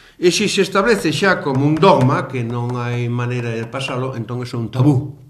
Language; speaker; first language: Galician; native; Galician